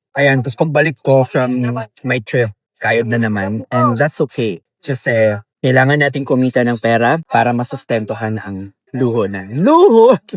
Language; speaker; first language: Filipino; native; Filipino